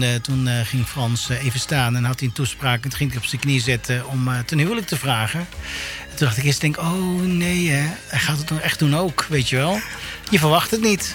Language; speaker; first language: Dutch; native; Dutch